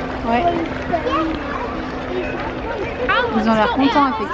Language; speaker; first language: French; native; French